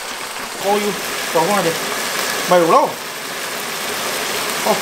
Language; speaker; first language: Chinese; native; Chinese